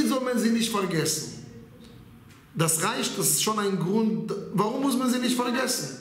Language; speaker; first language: German; non-native, fluent; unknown